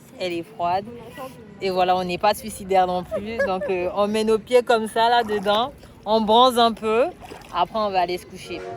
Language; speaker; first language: French; native; French